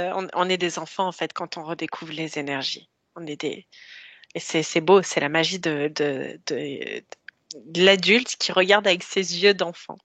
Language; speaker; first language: French; native; French